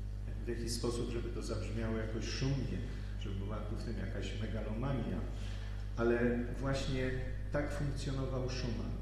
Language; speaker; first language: Polish; native; Polish